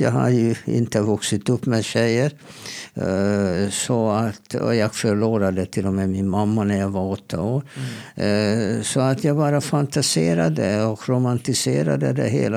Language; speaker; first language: Swedish; non-native, fluent; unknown